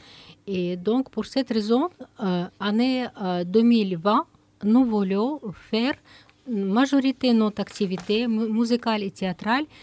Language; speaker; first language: French; non-native, fluent; Russian